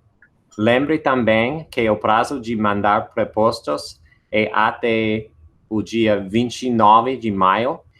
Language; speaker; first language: Portuguese; non-native, fluent; English